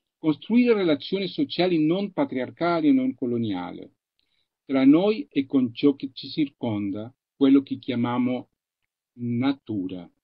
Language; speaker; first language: Italian; non-native, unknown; Spanish